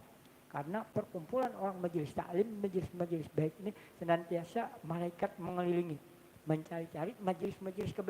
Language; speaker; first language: Indonesian; non-native, local second language; Banjar